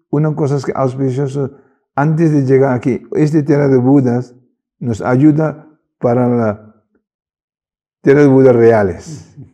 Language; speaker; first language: Spanish; non-native, learner; Tibetan